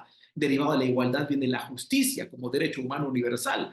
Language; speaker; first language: Spanish; native; Spanish